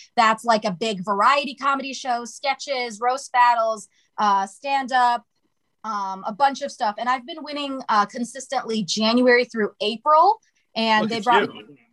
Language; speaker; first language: English; native; English